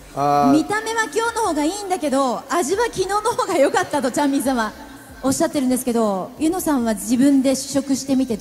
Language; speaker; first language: Japanese; native; Japanese